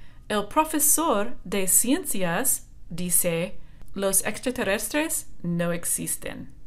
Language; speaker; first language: Spanish; non-native, fluent; English